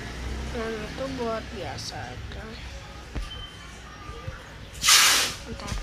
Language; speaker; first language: Indonesian; native; Indonesian